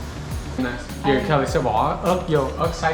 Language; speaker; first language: Vietnamese; early bilingual, heritage; Vietnamese